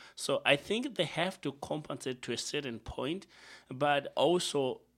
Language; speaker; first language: English; non-native, local second language; Shona